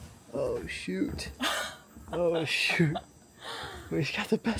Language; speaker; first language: English; native; English